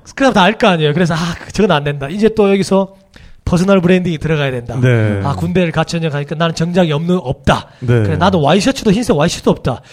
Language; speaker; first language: Korean; native; Korean